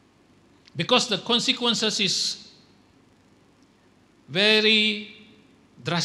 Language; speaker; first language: English; non-native, local second language; Malay